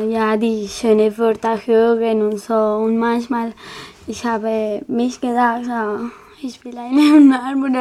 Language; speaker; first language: German; non-native, learner; Spanish